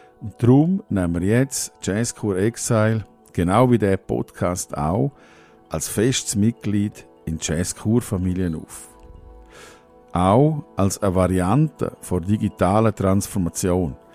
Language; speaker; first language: German; native; German